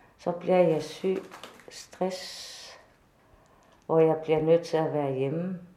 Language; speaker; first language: Danish; non-native, local second language; Kalaallisut